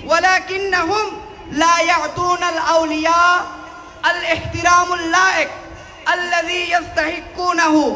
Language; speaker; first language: Arabic; non-native, learner; Bangla